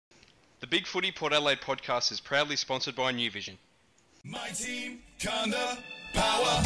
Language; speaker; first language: English; native; English